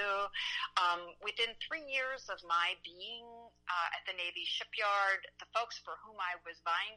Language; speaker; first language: English; native; English